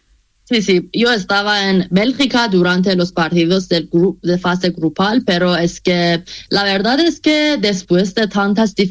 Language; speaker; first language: Spanish; non-native, fluent; Persian